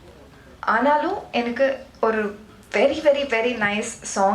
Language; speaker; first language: Tamil; non-native, learner; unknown